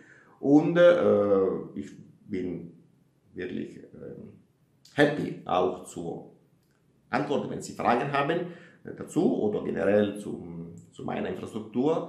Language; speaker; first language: German; non-native, fluent; Italian